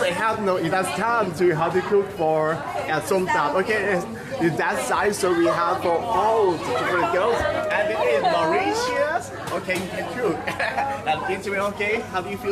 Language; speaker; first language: English; non-native, learner; Thai